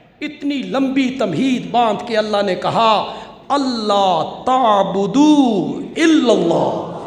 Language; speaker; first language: Urdu; non-native, local second language; Punjabi